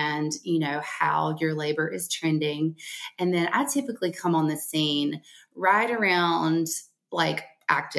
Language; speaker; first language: English; native; English